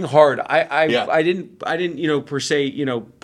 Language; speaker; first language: English; native; English